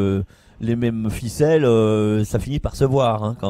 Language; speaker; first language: French; native; French